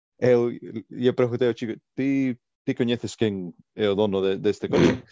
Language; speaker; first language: Galician; non-native, local second language; Spanish